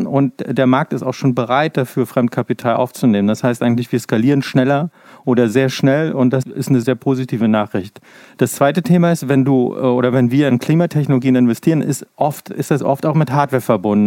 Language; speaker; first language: German; native; German